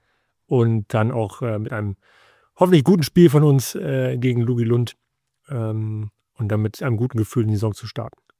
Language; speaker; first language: German; native; German